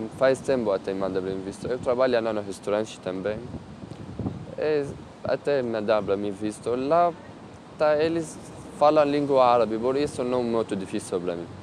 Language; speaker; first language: Portuguese; non-native, learner; Arabic